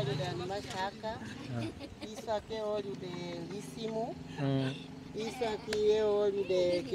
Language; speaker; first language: Portuguese; non-native, local second language; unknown